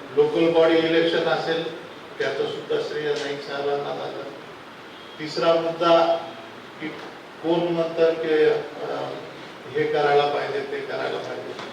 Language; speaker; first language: Marathi; non-native, local second language; Lambadi